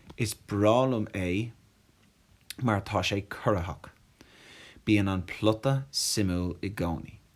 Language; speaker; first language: Irish; non-native, local second language; English